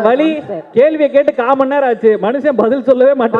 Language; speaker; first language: Tamil; native; Tamil